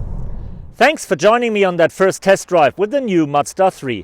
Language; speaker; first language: English; non-native, fluent; German